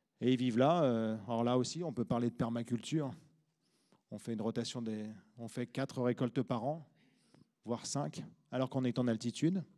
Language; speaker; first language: French; native; French